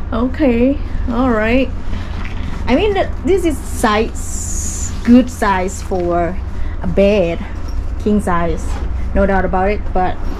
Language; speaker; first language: English; non-native, fluent; Thai